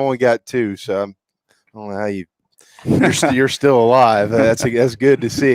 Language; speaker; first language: English; native; English